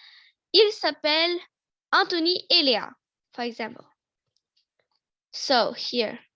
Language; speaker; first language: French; non-native, fluent; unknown